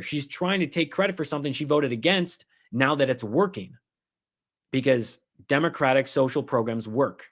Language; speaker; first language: English; native; English